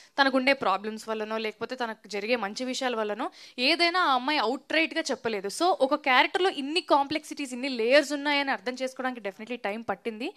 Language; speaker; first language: Telugu; native; Telugu